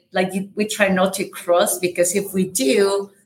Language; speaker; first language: English; non-native, fluent; Spanish